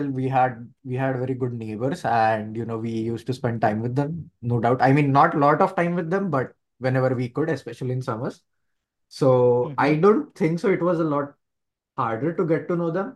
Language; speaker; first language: English; non-native, local second language; Marathi